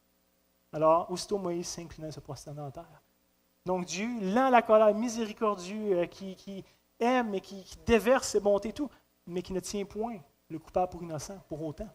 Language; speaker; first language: French; native; French